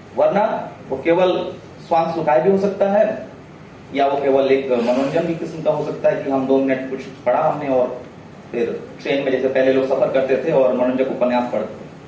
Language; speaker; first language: Hindi; non-native, local second language; Odia